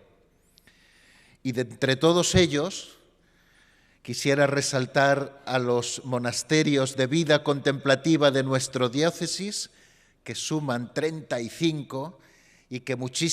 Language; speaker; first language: Spanish; native; Spanish